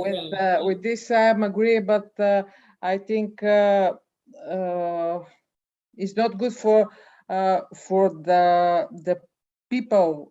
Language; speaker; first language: English; non-native, learner; Bulgarian